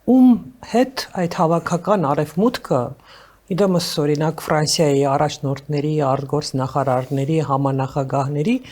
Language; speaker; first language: Armenian; native; Armenian